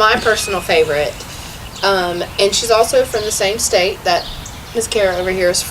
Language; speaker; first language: English; native; English